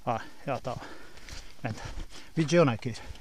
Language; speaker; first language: Swedish; non-native, learner; Bosnian